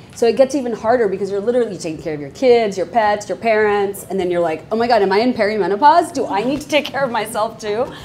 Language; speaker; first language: English; non-native, local second language; Bangla